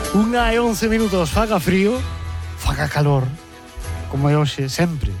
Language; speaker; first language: Galician; non-native, local second language; Spanish